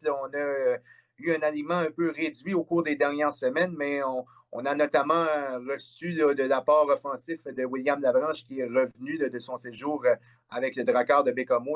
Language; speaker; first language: French; native; French